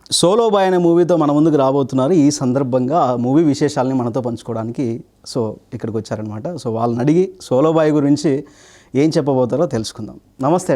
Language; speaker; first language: Telugu; native; Telugu